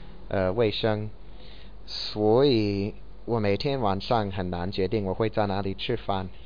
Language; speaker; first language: Chinese; non-native, learner; English